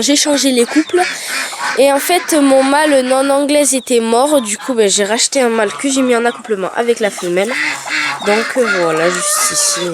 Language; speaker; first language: French; native; French